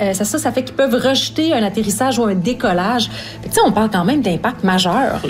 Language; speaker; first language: French; native; French